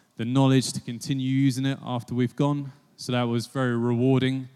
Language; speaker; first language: English; native; English